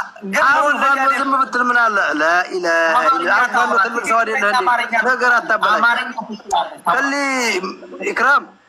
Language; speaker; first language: Arabic; non-native, learner; Amharic